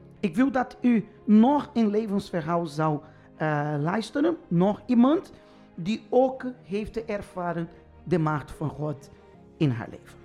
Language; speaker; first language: Dutch; non-native, fluent; Portuguese